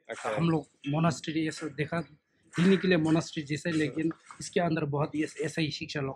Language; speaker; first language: Hindi; non-native, fluent; Tibetan